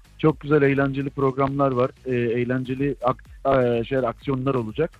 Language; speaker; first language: Turkish; native; Turkish